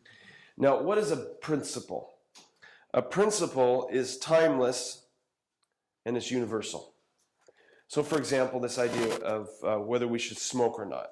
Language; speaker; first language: English; native; English